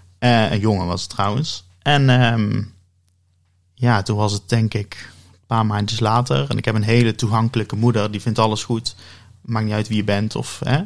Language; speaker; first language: Dutch; native; Dutch